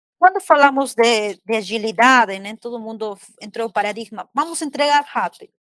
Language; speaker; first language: Portuguese; non-native, fluent; Spanish